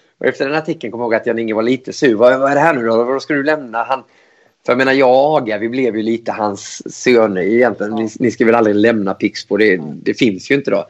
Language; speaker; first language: Swedish; native; Swedish